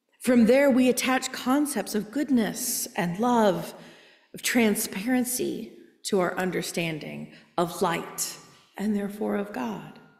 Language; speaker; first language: English; native; English